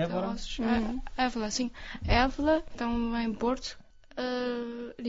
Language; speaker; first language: Portuguese; non-native, learner; Chinese